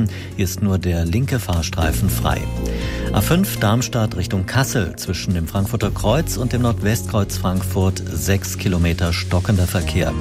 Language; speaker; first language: German; native; German